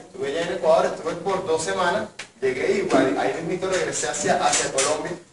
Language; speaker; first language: Spanish; native; Spanish